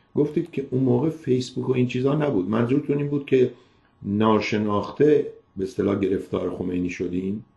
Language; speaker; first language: Persian; native; Persian